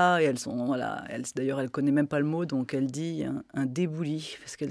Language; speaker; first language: French; native; French